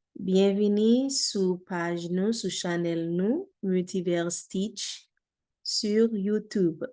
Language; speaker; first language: French; non-native, learner; Haitian Creole